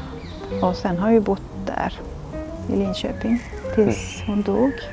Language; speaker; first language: Swedish; native; Swedish